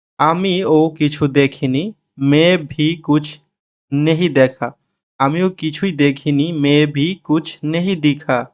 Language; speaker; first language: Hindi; non-native, learner; Bangla